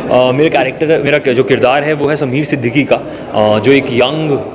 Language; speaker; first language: Hindi; native; Hindi